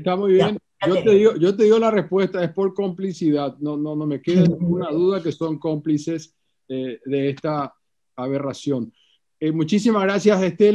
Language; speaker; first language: Spanish; native; Spanish